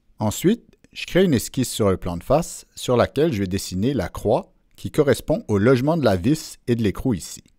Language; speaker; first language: French; native; French